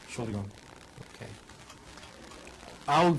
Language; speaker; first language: German; non-native, learner; English